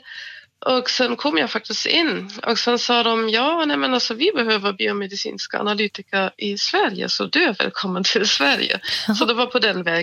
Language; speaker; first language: Swedish; non-native, fluent; German